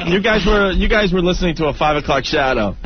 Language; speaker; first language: English; native; English